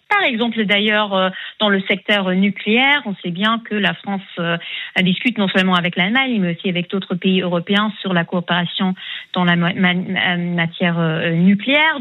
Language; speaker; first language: French; non-native, fluent; German